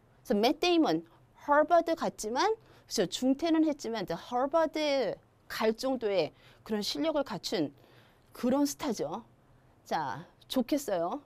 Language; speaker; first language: Korean; native; Korean